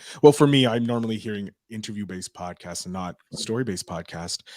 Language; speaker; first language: English; native; English